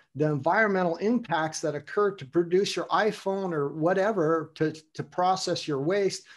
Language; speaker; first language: English; native; English